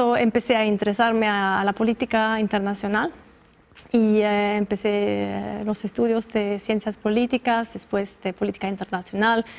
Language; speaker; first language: Spanish; non-native, fluent; Norwegian